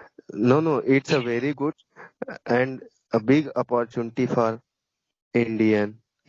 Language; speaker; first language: English; non-native, learner; Hindi